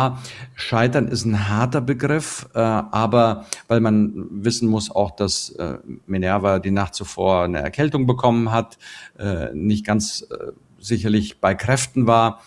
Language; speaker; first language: German; native; German